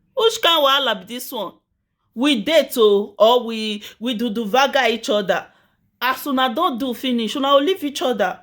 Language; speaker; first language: Nigerian Pidgin; native; Nigerian Pidgin